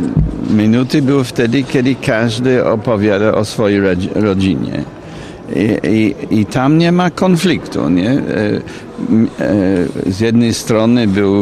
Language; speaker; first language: Polish; non-native, fluent; English